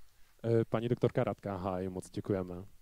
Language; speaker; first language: Czech; non-native, fluent; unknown